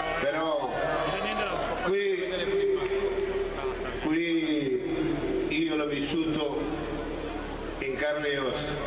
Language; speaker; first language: Italian; non-native, fluent; Spanish